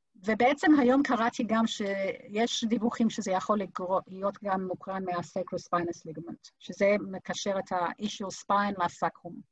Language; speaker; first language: Hebrew; native; Hebrew